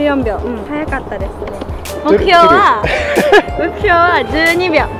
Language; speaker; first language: Japanese; native; Japanese